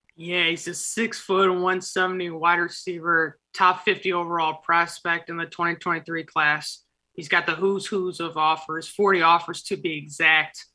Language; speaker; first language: English; native; English